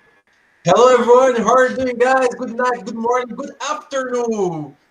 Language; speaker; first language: English; non-native, learner; Portuguese